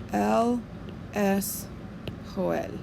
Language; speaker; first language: Spanish; non-native, fluent; English